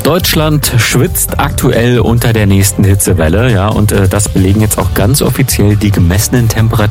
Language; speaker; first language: German; native; German